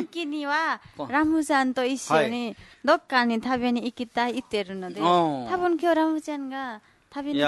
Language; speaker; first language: Japanese; non-native, learner; Nepali